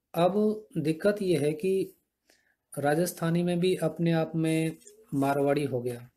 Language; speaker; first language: Hindi; native; Hindi